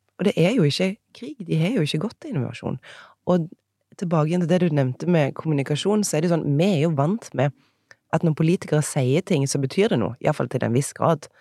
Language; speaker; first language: Norwegian; native; Norwegian